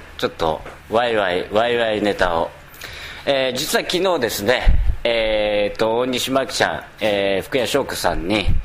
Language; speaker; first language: Japanese; native; Japanese